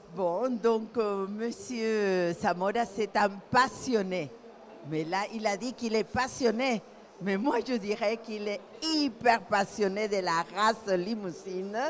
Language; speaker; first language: French; non-native, fluent; Spanish